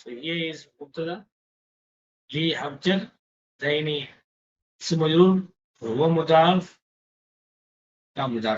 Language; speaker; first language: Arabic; non-native, fluent; Tamil